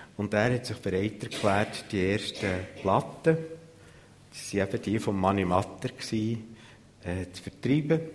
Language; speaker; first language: German; native; German